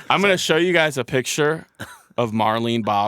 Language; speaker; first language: English; native; English